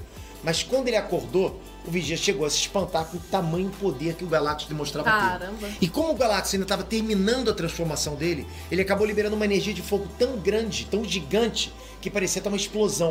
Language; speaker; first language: Portuguese; native; Portuguese